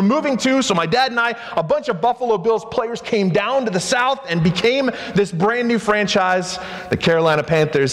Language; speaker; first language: English; native; English